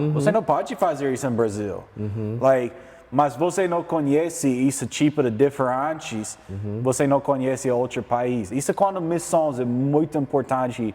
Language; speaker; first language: Portuguese; non-native, learner; English